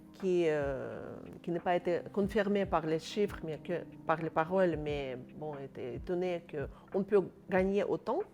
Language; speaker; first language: French; non-native, fluent; Russian